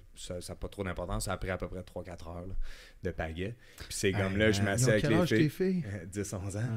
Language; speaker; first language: French; native; French